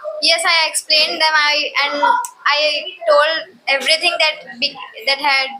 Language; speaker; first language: English; non-native, learner; Hindi